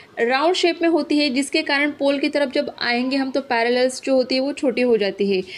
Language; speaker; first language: Hindi; non-native, local second language; Marathi